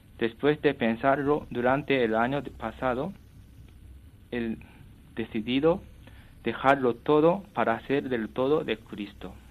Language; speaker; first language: Spanish; non-native, fluent; Japanese